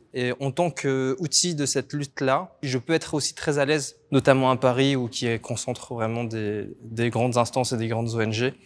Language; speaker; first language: French; native; French